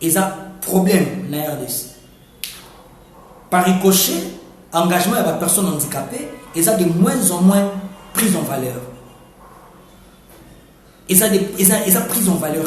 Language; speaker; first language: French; non-native, local second language; Lingala